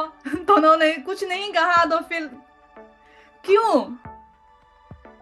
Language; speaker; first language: Hindi; non-native, learner; Chinese